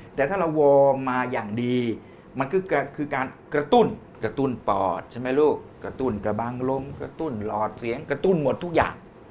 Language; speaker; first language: Thai; native; Thai